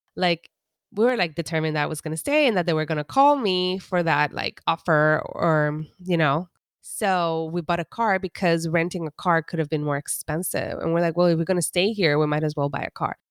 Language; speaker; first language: English; non-native, fluent; Spanish